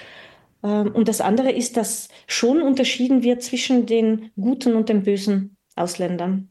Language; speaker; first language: German; native; German